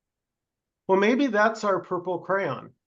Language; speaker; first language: English; native; English